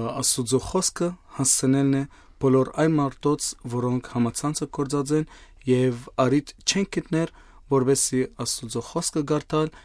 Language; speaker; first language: Armenian; native; Armenian